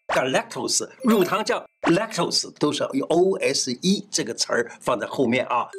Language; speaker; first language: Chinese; native; Chinese